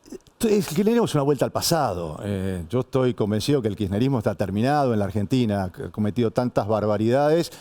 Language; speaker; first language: Spanish; native; Spanish